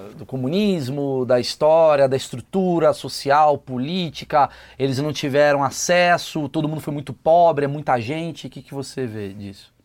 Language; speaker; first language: Portuguese; native; Portuguese